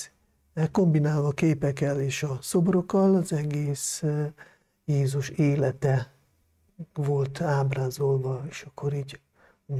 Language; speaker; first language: Hungarian; non-native, local second language; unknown